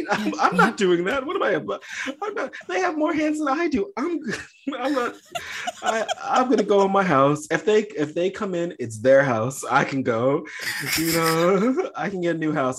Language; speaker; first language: English; native; English